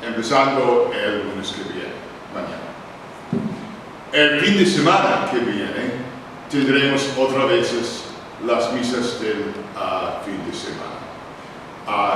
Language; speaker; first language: Spanish; non-native, learner; English